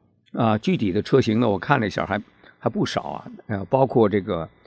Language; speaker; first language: Chinese; native; Chinese